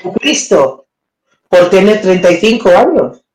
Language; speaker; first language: Spanish; non-native, learner; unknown